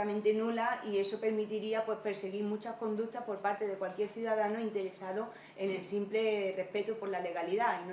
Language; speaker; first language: Spanish; native; Spanish